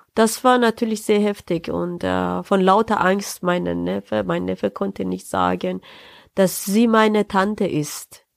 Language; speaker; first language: German; non-native, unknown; Persian